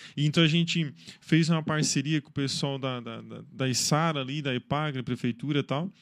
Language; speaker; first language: Portuguese; native; Portuguese